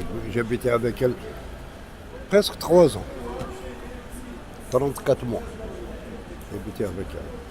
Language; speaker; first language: French; non-native, local second language; Arabic